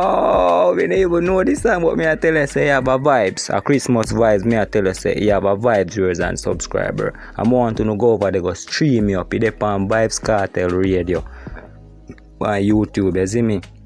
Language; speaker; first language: English; non-native, local second language; Jamaican Creole English